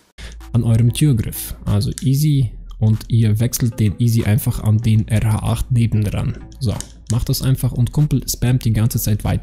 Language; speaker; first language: German; native; German